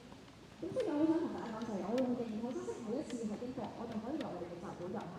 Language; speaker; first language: Cantonese; native; Cantonese